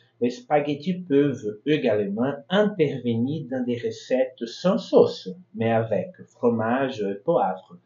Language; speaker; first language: French; non-native, fluent; Portuguese